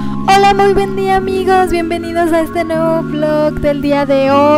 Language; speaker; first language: Spanish; native; Spanish